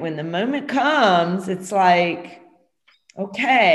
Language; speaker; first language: English; native; English